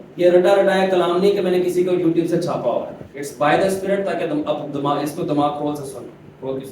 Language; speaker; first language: Urdu; non-native, local second language; Punjabi